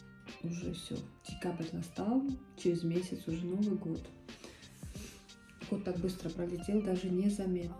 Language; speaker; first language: Russian; native; Russian